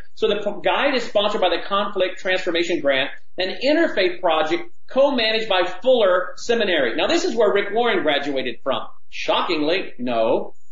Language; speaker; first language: English; native; English